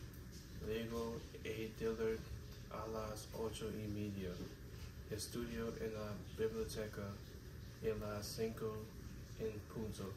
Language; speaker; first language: Spanish; non-native, learner; English